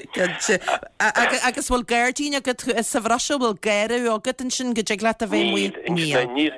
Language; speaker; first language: Irish; native; Irish